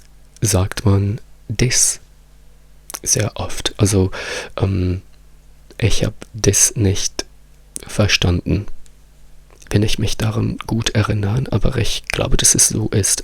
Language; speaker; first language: German; non-native, fluent; Italian